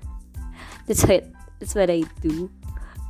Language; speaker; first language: English; non-native, local second language; Filipino